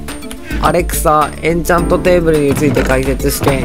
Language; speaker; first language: Japanese; native; Japanese